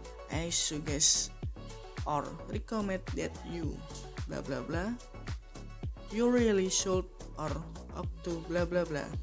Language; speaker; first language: English; non-native, learner; Indonesian